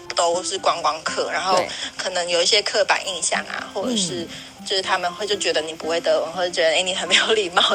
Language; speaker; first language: Chinese; native; Chinese